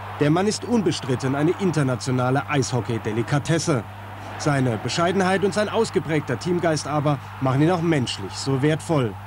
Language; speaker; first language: German; native; German